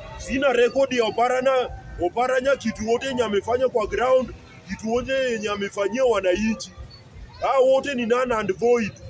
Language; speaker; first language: Swahili; native; Swahili